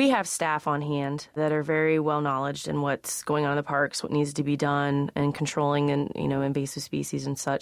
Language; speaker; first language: English; native; English